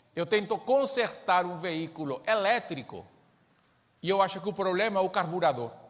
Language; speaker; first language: Portuguese; non-native, fluent; Spanish